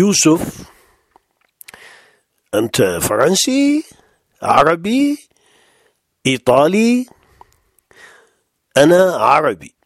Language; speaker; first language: Arabic; non-native, fluent; French